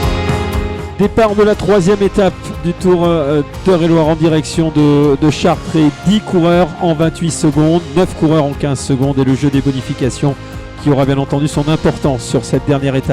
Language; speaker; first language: French; native; French